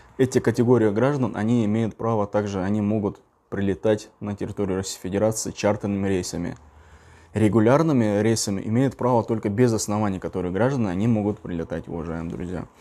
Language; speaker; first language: Russian; non-native, local second language; Uzbek